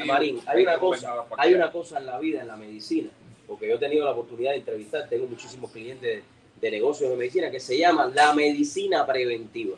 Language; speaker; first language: Spanish; native; Spanish